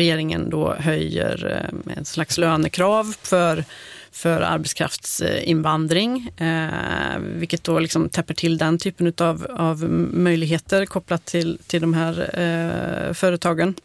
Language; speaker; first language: Swedish; native; Swedish